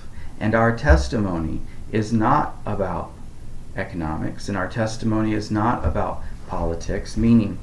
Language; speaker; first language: English; native; English